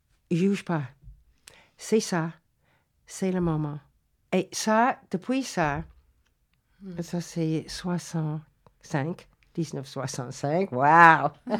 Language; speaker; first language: French; non-native, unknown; English